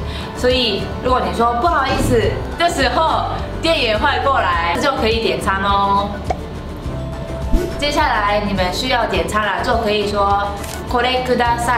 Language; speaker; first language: Chinese; non-native, fluent; Japanese